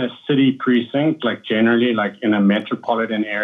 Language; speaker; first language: English; native; English